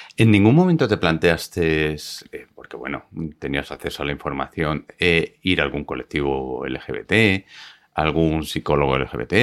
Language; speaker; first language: Spanish; native; Spanish